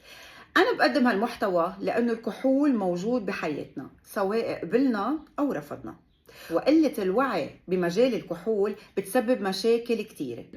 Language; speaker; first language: Arabic; native; Arabic